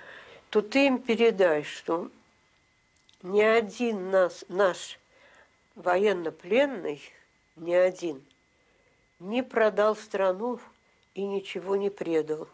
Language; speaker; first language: Russian; native; Russian